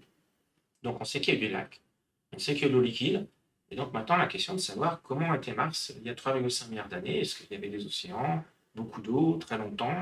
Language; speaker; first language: French; native; French